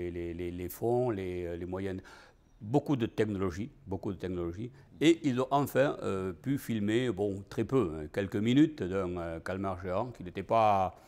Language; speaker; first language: French; native; French